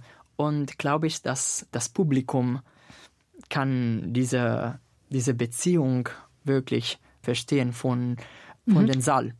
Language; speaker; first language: German; non-native, learner; Italian